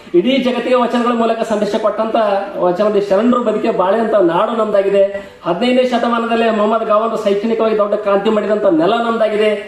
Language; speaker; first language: Kannada; native; Kannada